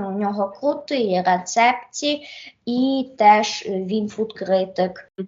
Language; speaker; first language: Ukrainian; early bilingual, heritage; Ukrainian